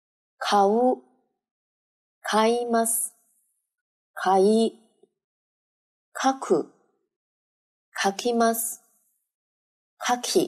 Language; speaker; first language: Japanese; non-native, learner; Chinese